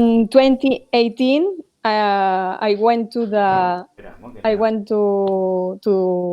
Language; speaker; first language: English; non-native, learner; Spanish